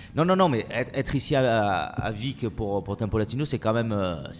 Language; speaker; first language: French; native; French